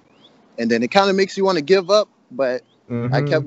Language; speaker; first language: English; native; English